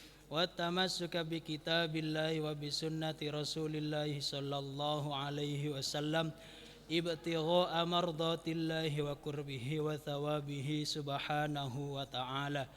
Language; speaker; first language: Arabic; non-native, fluent; Javanese